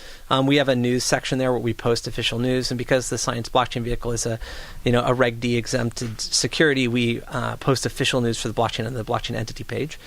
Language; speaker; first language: English; native; English